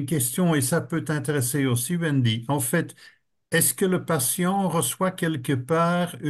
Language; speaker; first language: French; native; French